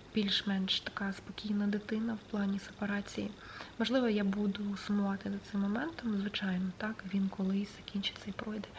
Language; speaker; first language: Ukrainian; non-native, local second language; Russian